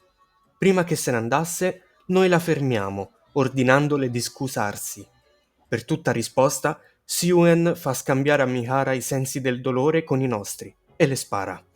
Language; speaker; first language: Italian; native; Italian